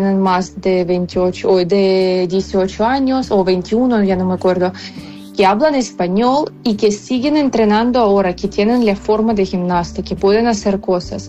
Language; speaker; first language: Spanish; non-native, fluent; Ukrainian